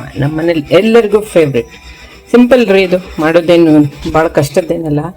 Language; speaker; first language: Kannada; native; Kannada